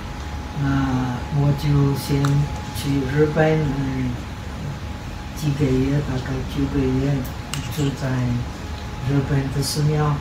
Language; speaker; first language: Chinese; non-native, fluent; Czech